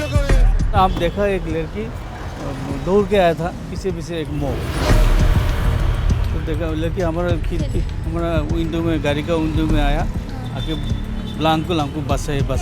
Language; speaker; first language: Hindi; non-native, local second language; Assamese